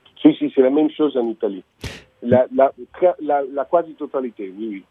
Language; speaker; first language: French; non-native, learner; Italian